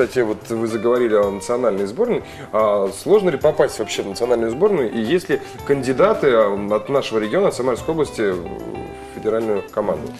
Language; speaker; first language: Russian; native; Russian